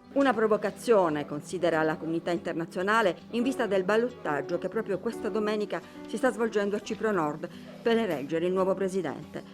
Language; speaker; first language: Italian; native; Italian